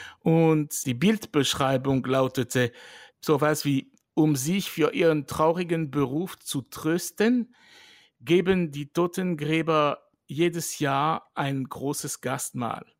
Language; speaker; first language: German; non-native, fluent; French